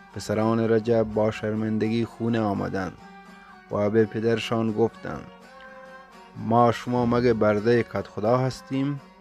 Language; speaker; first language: Persian; non-native, local second language; Baluchi